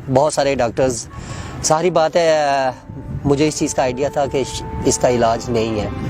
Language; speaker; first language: Urdu; non-native, local second language; Punjabi